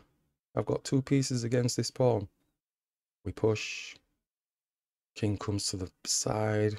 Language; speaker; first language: English; native; English